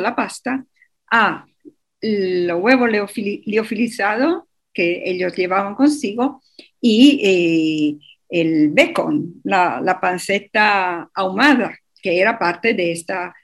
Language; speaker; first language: Spanish; non-native, fluent; Italian